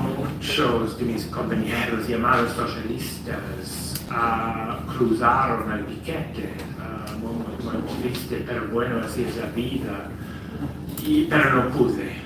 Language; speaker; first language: Spanish; non-native, fluent; English